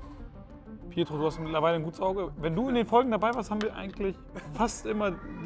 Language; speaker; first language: German; native; German